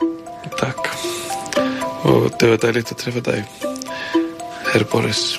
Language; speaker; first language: Danish; non-native, fluent; Icelandic